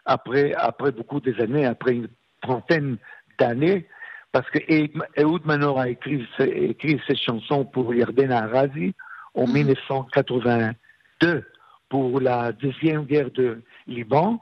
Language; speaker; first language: French; non-native, fluent; Hebrew